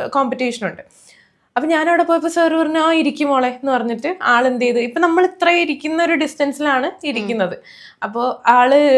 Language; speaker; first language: Malayalam; native; Malayalam